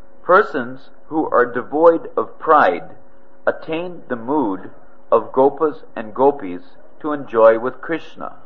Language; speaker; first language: English; native; English